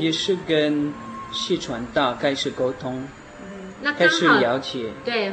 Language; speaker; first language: Chinese; non-native, learner; French